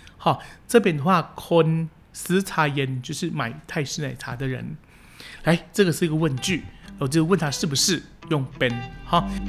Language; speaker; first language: Chinese; early bilingual, heritage; Chinese